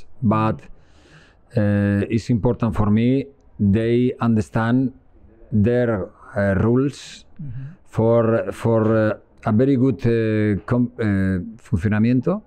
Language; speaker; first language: English; non-native, learner; Spanish